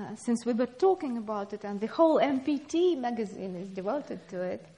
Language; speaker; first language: English; non-native, fluent; Russian